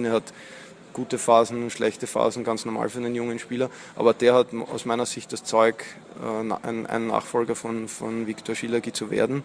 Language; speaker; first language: German; native; German